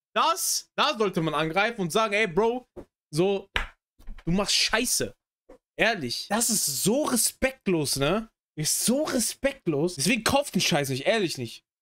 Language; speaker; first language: German; native; German